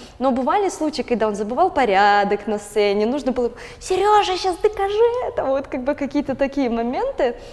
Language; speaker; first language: Russian; native; Russian